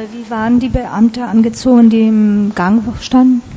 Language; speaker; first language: German; non-native, fluent; Italian